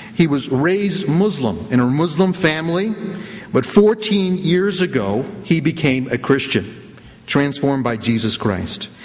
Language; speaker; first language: English; native; English